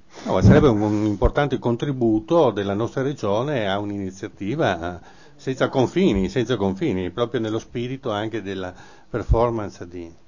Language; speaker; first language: Italian; native; Italian